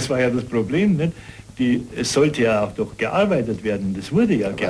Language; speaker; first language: German; native; German